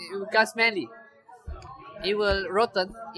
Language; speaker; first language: English; non-native, fluent; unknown